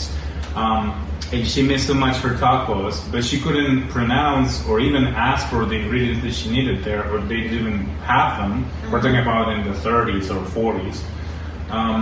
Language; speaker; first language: English; non-native, fluent; Spanish